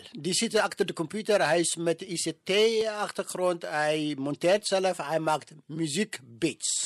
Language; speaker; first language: Dutch; non-native, fluent; Amharic